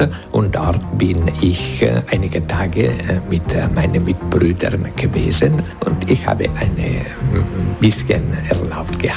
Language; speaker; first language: German; non-native, learner; Italian